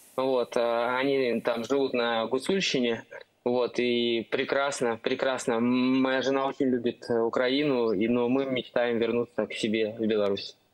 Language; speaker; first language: Russian; native; Russian